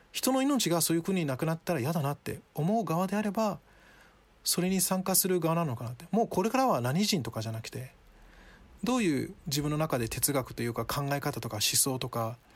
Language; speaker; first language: Japanese; early bilingual, other home language; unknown